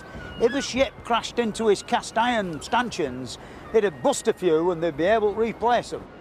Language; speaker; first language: English; native; English